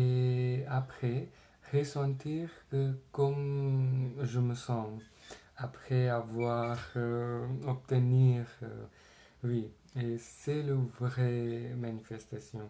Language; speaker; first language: French; non-native, learner; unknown